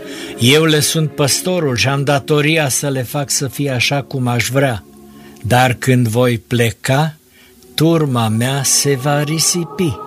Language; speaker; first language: Romanian; native; Romanian